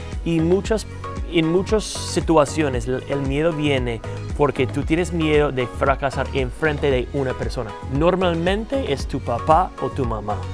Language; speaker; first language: Spanish; non-native, fluent; English